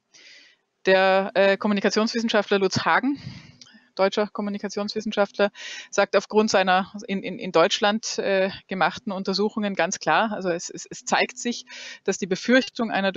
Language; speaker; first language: German; native; German